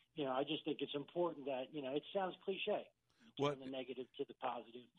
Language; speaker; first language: English; native; English